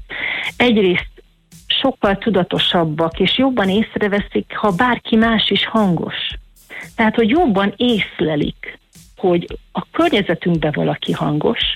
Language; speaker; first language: Hungarian; native; Hungarian